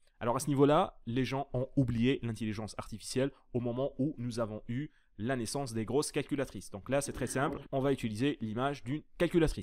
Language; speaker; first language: French; native; French